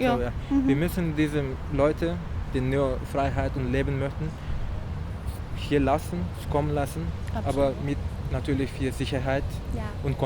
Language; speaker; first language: German; non-native, learner; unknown